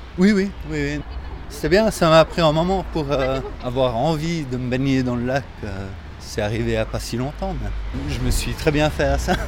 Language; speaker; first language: French; early bilingual, other home language; English